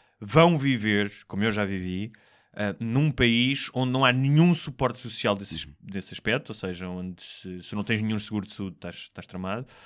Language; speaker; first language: Portuguese; native; Portuguese